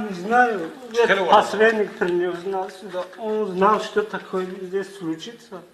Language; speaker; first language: Russian; non-native, learner; Tajik